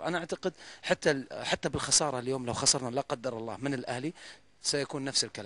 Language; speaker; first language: Arabic; native; Arabic